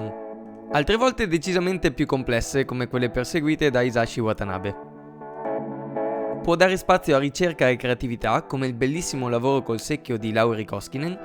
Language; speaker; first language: Italian; native; Italian